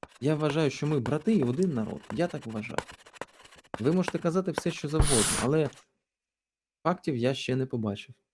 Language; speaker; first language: Ukrainian; non-native, local second language; Russian